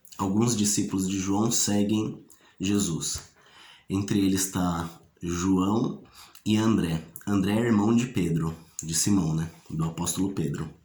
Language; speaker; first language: Portuguese; native; Portuguese